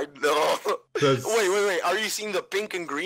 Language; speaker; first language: English; native; English